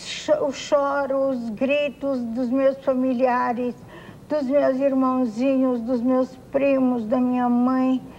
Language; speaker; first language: Portuguese; non-native, fluent; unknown